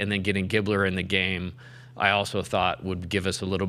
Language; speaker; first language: English; native; English